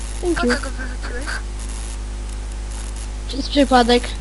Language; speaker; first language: Polish; native; Polish